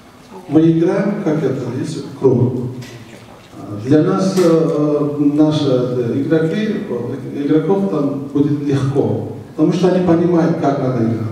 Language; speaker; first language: Russian; non-native, learner; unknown